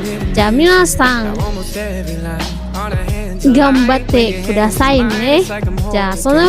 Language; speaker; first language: Japanese; non-native, learner; Indonesian